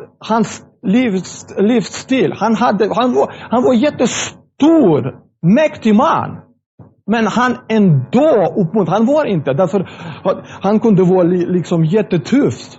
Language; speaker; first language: Swedish; non-native, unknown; Russian